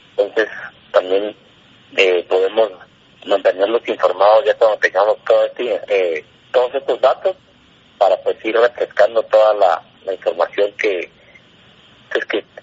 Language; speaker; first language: Spanish; native; Spanish